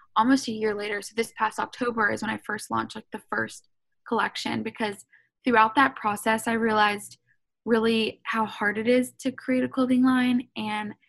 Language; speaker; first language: English; native; English